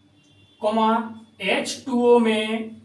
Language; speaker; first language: Hindi; native; Hindi